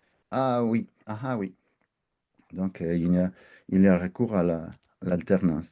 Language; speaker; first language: French; non-native, fluent; Spanish